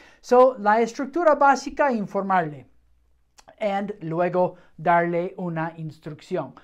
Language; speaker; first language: Spanish; non-native, fluent; English